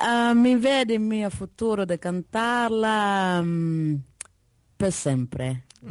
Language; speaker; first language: Italian; non-native, learner; English